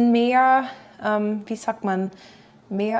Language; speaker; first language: German; non-native, fluent; English